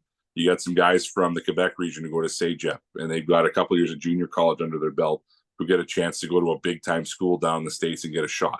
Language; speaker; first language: English; native; English